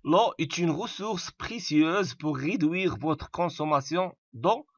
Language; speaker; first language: French; non-native, local second language; Arabic